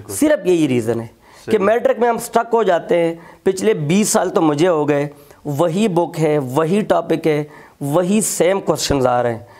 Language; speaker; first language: Urdu; non-native, local second language; Pashto